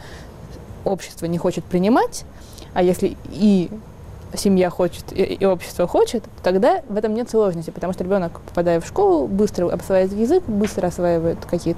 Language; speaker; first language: Russian; native; Russian